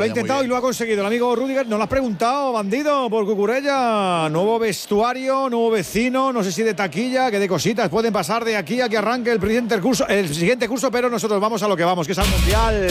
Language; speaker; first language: Spanish; native; Spanish